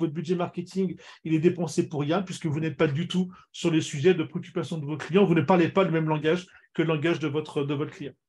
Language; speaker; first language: French; native; French